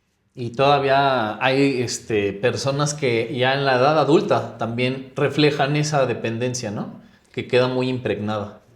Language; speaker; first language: Spanish; native; Spanish